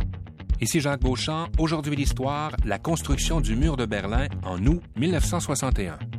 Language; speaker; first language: French; native; French